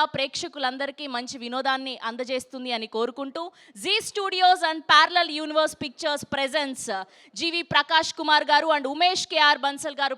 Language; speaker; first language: Telugu; native; Telugu